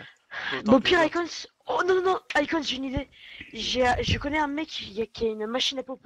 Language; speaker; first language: French; native; French